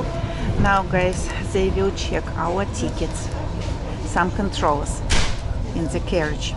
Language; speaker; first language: English; non-native, fluent; Russian